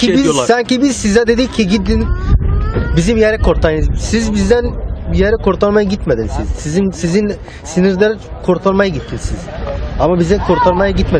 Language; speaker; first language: Turkish; non-native, learner; Arabic